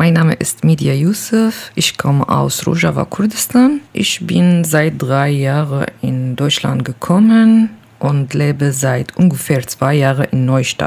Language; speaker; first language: German; non-native, learner; Kurdish